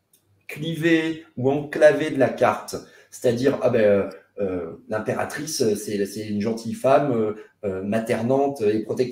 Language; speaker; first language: French; native; French